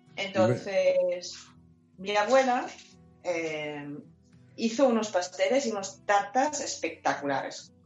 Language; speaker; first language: Spanish; non-native, fluent; German